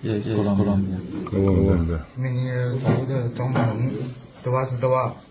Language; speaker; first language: Russian; non-native, learner; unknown